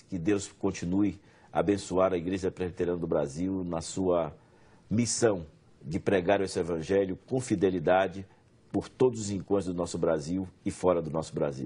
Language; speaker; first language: Portuguese; native; Portuguese